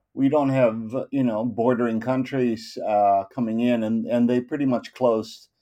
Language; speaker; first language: English; non-native, local second language; Filipino